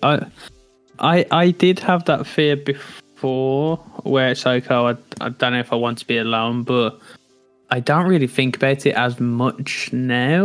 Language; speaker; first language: English; native; English